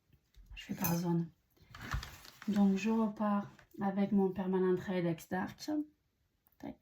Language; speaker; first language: French; native; French